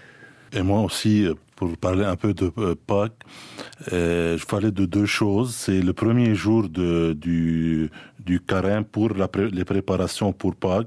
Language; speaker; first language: French; non-native, fluent; Spanish